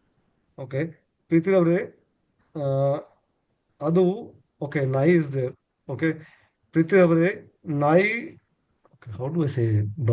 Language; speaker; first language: Kannada; non-native, learner; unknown